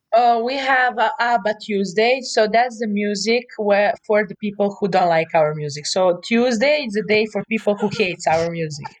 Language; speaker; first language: English; non-native, fluent; Serbian